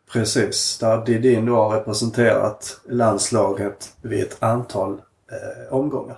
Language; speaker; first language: Swedish; native; Swedish